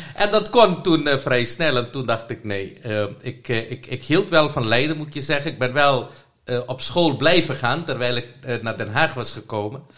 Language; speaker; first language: Dutch; non-native, local second language; Caribbean Hindustani